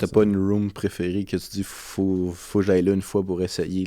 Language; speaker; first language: French; native; French